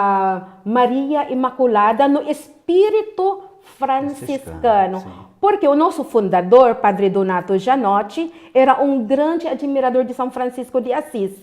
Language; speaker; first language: Portuguese; non-native, fluent; Filipino